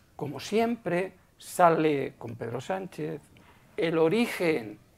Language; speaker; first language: Spanish; native; Spanish